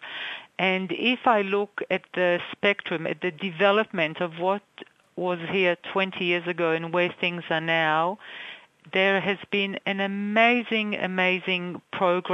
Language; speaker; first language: English; non-native, fluent; Hebrew